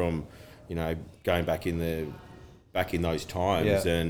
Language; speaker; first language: English; native; English